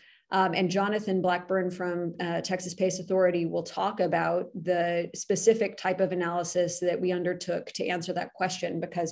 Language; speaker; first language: English; native; English